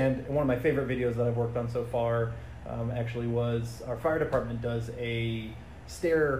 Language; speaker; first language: English; native; English